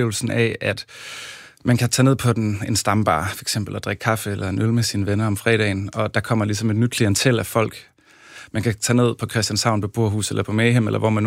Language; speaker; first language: Danish; native; Danish